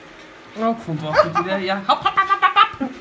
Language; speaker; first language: Dutch; native; Dutch